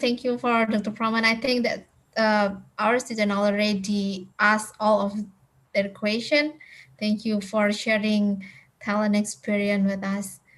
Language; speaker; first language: English; non-native, fluent; Indonesian